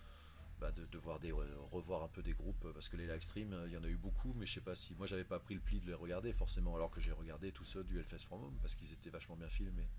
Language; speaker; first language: French; native; French